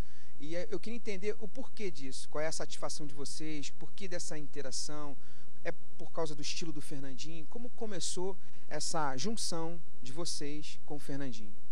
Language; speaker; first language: Portuguese; native; Portuguese